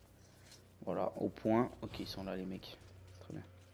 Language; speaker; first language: French; native; French